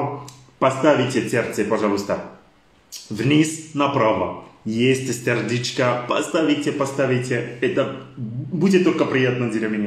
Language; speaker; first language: Russian; non-native, learner; French